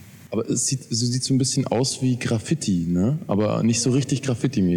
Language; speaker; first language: German; native; German